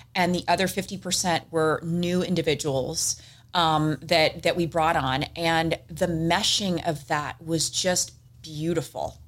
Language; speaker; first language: English; native; English